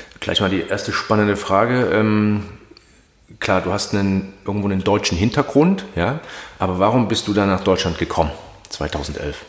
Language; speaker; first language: German; native; German